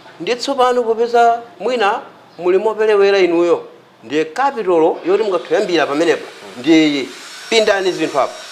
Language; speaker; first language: Nyanja; native; Nyanja